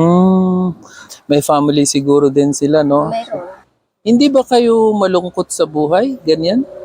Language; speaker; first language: Filipino; non-native, learner; Urdu